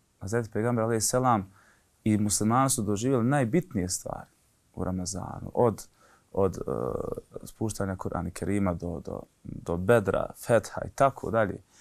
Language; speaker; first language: Bosnian; native; Bosnian